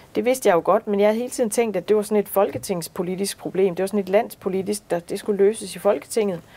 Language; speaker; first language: Danish; native; Danish